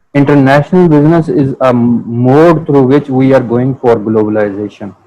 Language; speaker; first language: English; non-native, local second language; Urdu